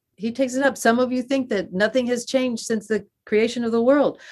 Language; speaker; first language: English; native; English